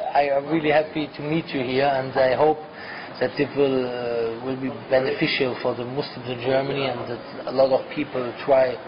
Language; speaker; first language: English; non-native, fluent; German